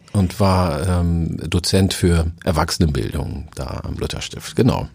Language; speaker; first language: German; early bilingual, other home language; Oromo